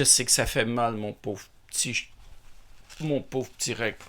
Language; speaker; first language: French; native; French